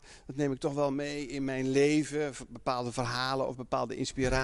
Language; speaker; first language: Dutch; native; Dutch